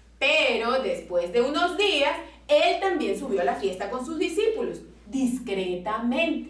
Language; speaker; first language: Spanish; native; Spanish